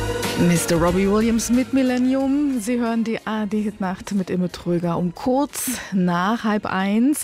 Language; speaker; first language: German; native; German